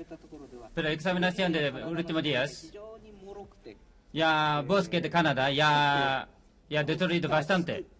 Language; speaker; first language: Spanish; non-native, learner; Japanese